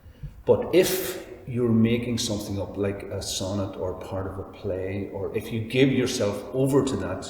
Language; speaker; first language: English; native; English